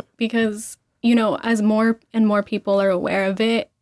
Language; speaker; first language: English; early bilingual, other home language; Spanish